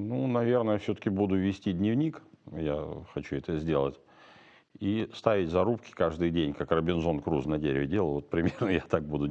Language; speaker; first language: Russian; native; Russian